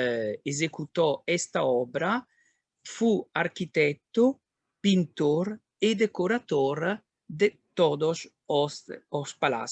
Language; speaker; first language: Portuguese; non-native, learner; Italian